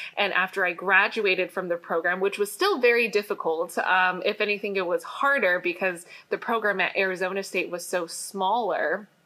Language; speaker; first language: English; native; English